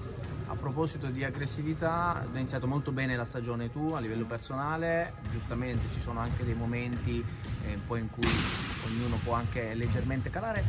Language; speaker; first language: Italian; native; Italian